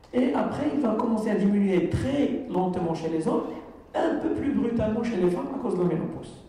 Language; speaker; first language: French; non-native, local second language; Arabic